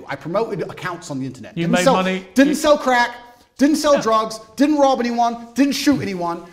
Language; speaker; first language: English; native; English